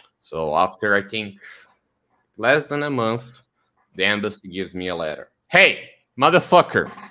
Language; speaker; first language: English; non-native, fluent; Portuguese